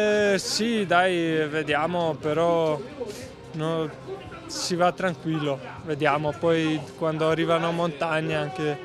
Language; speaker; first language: Italian; non-native, learner; Slovenian